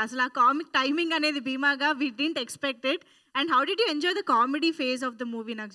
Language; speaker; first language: Telugu; native; Telugu